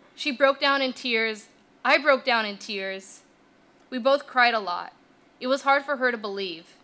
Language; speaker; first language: English; native; English